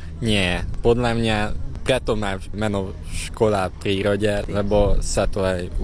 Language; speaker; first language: Slovak; non-native, local second language; Hungarian